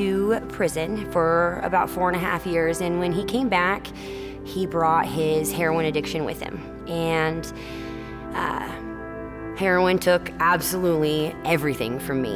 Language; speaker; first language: English; native; English